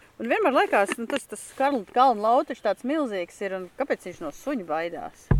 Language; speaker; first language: Latvian; native; Latvian